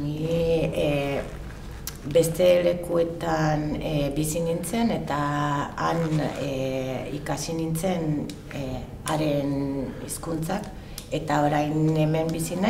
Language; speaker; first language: Basque; non-native, learner; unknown